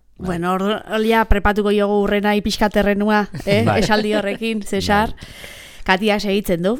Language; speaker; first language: Basque; native; Basque